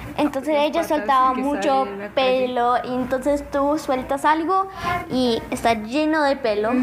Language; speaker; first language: Spanish; early bilingual, heritage; Spanish